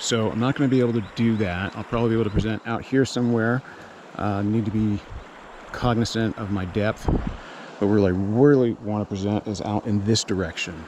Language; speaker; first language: English; native; English